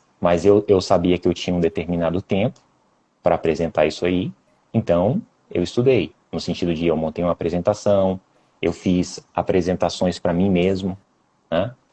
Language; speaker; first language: Portuguese; native; Portuguese